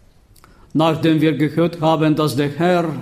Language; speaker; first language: German; non-native, fluent; Bulgarian